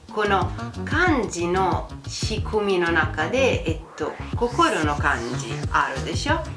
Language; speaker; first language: Japanese; non-native, fluent; Italian